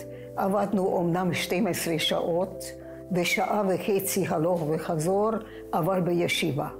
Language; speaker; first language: Hebrew; non-native, fluent; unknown